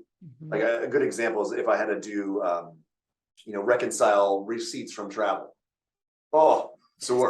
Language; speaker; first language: English; native; English